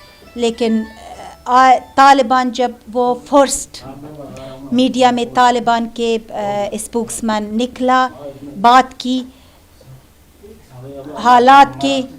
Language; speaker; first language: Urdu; non-native, fluent; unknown